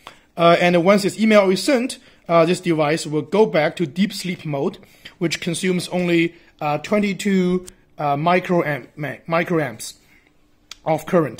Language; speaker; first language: English; non-native, fluent; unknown